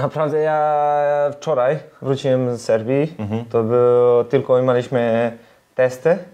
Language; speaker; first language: Polish; non-native, learner; Serbian